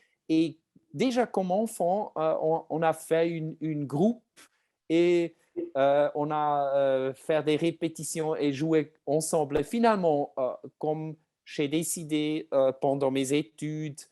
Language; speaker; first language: French; non-native, learner; German